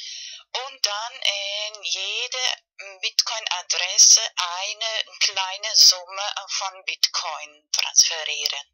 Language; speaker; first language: German; non-native, learner; Spanish